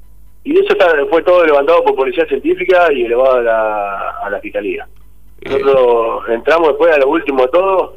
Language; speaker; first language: Spanish; native; Spanish